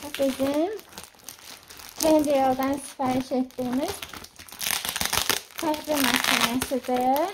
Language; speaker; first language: Turkish; non-native, learner; Azerbaijani